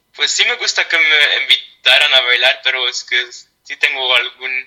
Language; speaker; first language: Spanish; non-native, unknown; Dutch